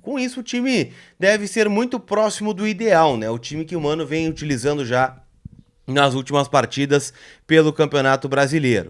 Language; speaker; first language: Portuguese; native; Portuguese